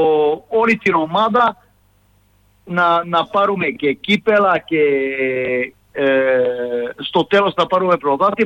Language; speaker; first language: Greek; non-native, fluent; Serbian